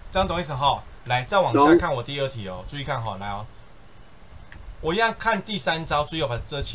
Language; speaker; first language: Chinese; native; Chinese